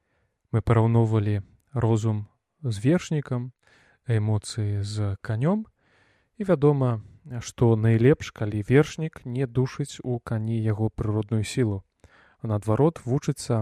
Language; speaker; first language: Belarusian; non-native, local second language; Russian